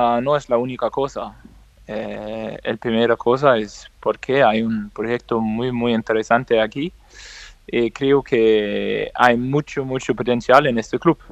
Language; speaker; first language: Spanish; non-native, learner; Danish